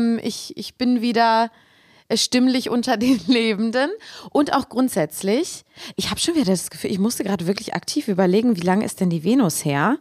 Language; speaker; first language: German; native; German